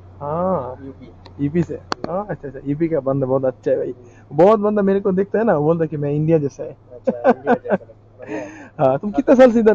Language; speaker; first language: Hindi; non-native, learner; Bangla